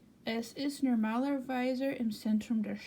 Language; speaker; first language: German; non-native, fluent; English